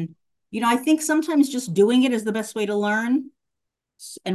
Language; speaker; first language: English; native; English